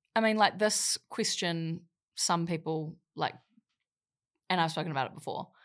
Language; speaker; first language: English; native; English